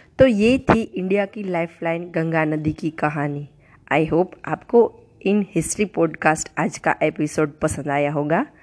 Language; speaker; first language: Hindi; non-native, local second language; Gujarati